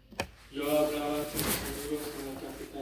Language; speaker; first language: Spanish; non-native, learner; English